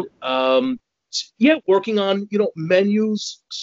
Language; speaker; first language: English; native; English